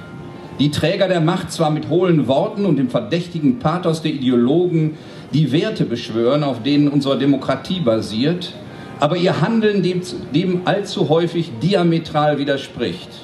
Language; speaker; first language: German; native; German